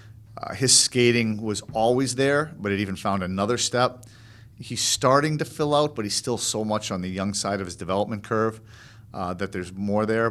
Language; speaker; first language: English; native; English